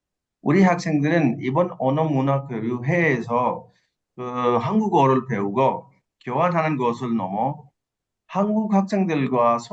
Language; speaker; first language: Korean; non-native, fluent; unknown